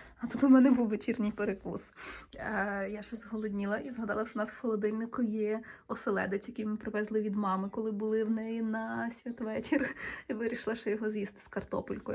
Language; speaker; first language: Ukrainian; native; Ukrainian